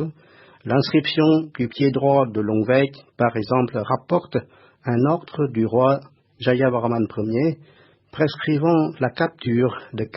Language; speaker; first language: French; non-native, fluent; Khmer